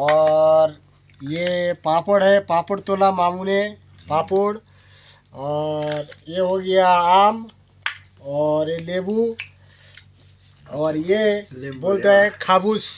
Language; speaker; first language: Hindi; non-native, local second language; Bangla